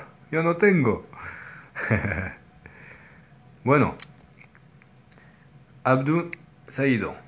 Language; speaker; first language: Spanish; non-native, learner; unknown